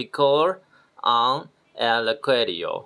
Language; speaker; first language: Spanish; non-native, learner; Chinese